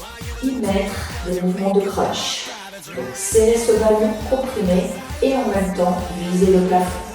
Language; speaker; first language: French; native; French